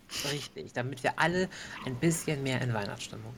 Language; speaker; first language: German; native; German